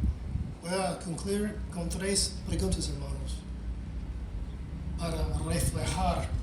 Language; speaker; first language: Spanish; non-native, fluent; English